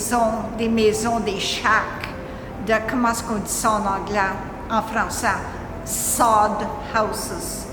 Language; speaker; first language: French; native; French